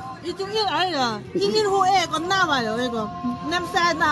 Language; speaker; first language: Korean; non-native, learner; Lao